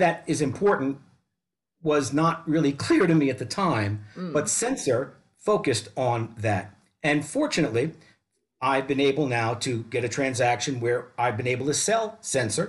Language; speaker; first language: English; native; English